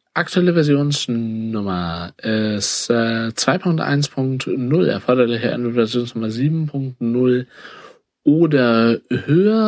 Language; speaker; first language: German; native; German